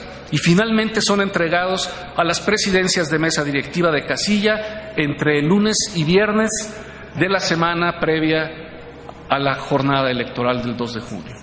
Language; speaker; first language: Spanish; native; Spanish